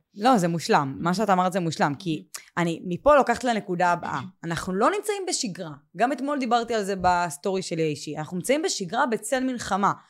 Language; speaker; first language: Hebrew; native; Hebrew